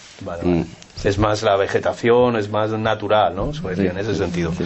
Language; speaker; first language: Spanish; native; Spanish